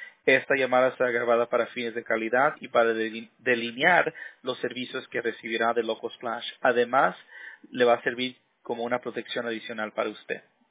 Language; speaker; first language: Spanish; early bilingual, heritage; Spanish